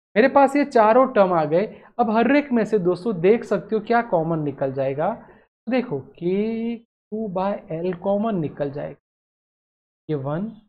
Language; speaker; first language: Hindi; non-native, local second language; Gujarati